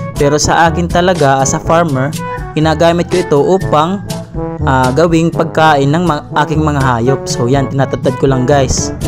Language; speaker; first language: Filipino; non-native, local second language; Waray